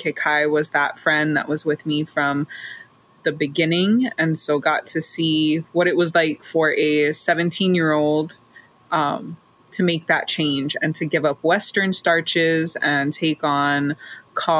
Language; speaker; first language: English; native; English